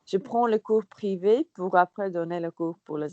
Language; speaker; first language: French; non-native, learner; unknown